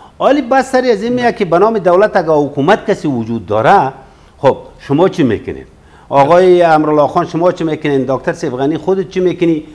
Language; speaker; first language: Persian; native; Persian